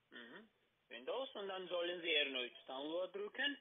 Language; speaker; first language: German; non-native, learner; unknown